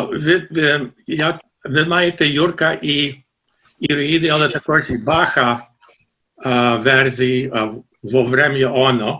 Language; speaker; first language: Ukrainian; early bilingual, heritage; Ukrainian